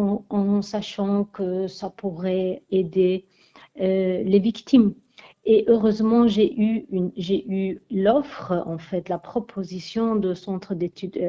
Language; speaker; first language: French; non-native, fluent; Armenian